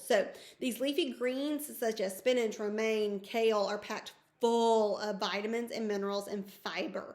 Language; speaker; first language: English; native; English